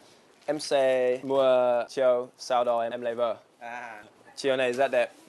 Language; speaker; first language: Vietnamese; non-native, learner; English